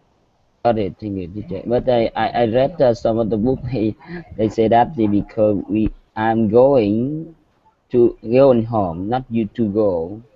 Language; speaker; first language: English; non-native, learner; Vietnamese